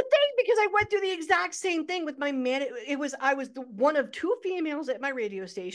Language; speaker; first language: English; native; English